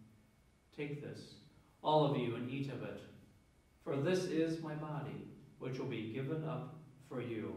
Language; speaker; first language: English; native; English